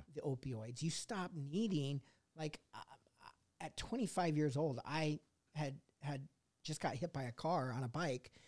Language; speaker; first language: English; native; English